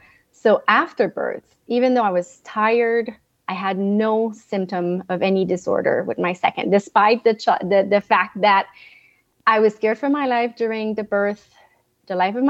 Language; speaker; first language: English; non-native, fluent; French